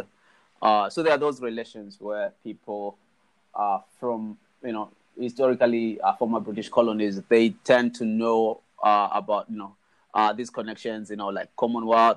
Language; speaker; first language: English; non-native, local second language; Shona